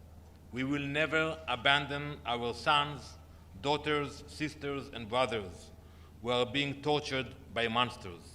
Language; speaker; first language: English; non-native, fluent; Hebrew